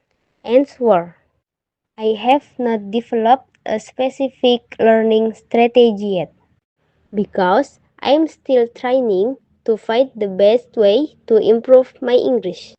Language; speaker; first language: English; non-native, learner; Indonesian